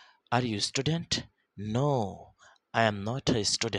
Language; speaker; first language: English; non-native, local second language; Urdu